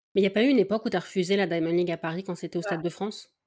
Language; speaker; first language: French; native; French